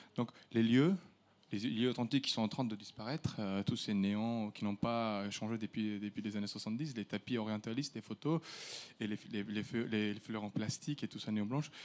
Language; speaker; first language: French; early bilingual, other home language; Turkish